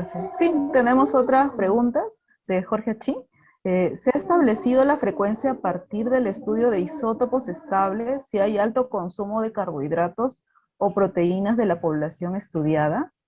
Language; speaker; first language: Spanish; native; Spanish